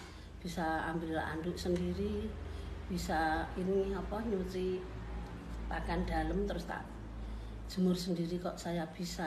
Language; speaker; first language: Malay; non-native, local second language; Javanese